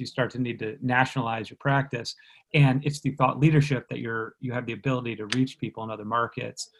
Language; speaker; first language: English; native; English